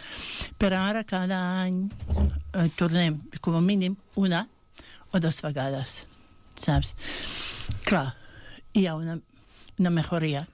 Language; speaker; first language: Catalan; non-native, fluent; Bosnian